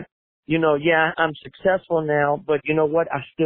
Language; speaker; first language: English; native; English